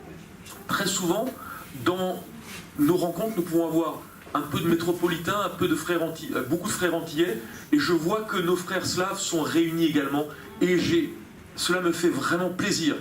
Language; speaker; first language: French; native; French